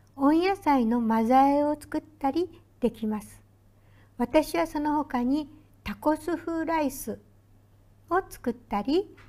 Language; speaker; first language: Japanese; native; Japanese